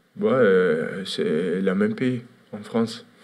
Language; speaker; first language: French; non-native, learner; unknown